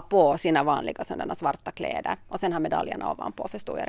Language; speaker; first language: Swedish; native; Swedish